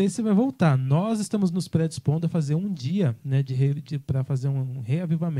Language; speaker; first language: Portuguese; native; Portuguese